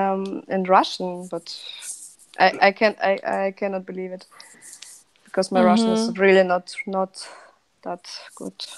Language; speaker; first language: English; non-native, fluent; Russian